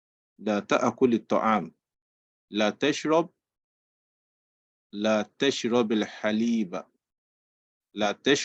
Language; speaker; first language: Arabic; non-native, fluent; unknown